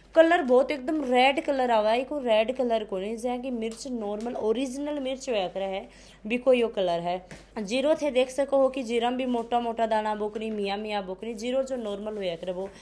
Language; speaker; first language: Hindi; native; Hindi